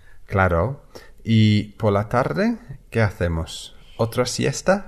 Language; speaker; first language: Spanish; non-native, fluent; English